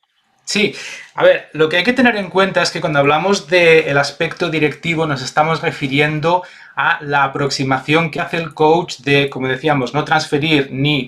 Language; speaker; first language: Spanish; native; Spanish